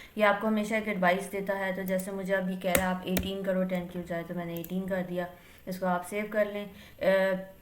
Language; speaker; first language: Urdu; native; Urdu